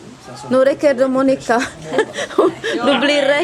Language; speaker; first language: Swedish; non-native, fluent; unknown